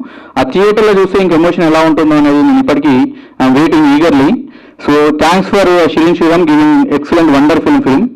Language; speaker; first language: Telugu; native; Telugu